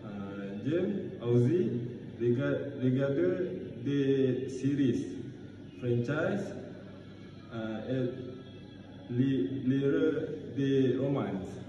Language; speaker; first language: French; non-native, learner; Malay